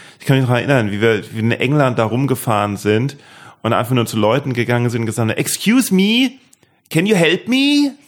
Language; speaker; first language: German; native; German